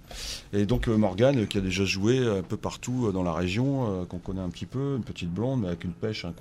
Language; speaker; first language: French; native; French